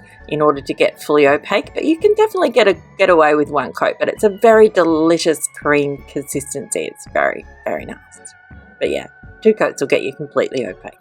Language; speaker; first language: English; native; English